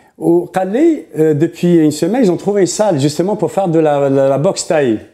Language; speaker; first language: French; non-native, local second language; Arabic